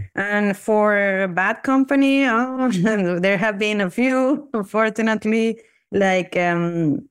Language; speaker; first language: English; non-native, fluent; Spanish